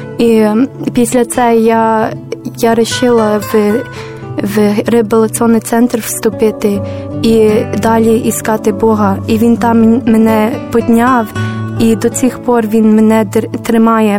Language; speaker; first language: Ukrainian; non-native, learner; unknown